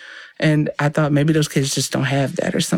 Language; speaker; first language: English; native; English